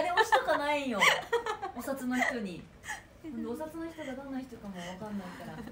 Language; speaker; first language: Japanese; native; Japanese